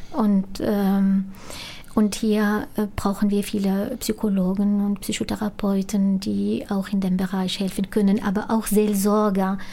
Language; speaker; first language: German; non-native, fluent; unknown